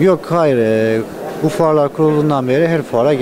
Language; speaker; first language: Turkish; native; Turkish